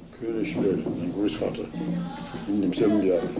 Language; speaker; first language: German; non-native, learner; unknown